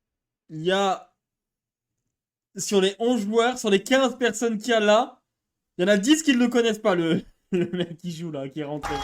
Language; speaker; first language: French; native; French